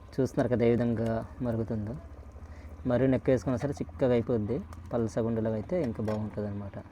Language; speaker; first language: Telugu; non-native, local second language; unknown